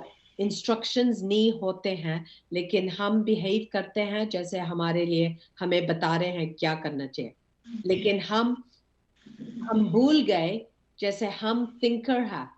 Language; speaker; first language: Hindi; early bilingual, heritage; English